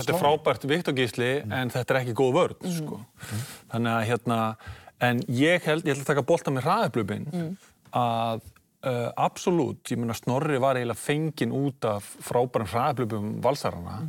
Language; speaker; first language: Icelandic; native; Icelandic